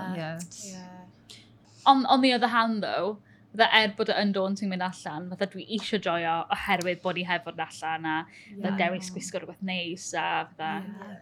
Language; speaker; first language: Welsh; native; Welsh